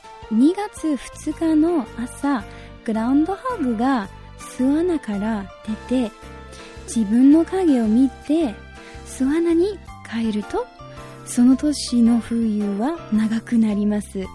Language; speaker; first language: Japanese; non-native, learner; English